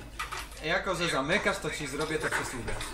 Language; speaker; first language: Polish; native; Polish